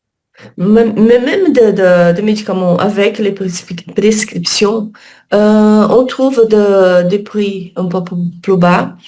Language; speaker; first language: French; non-native, learner; Portuguese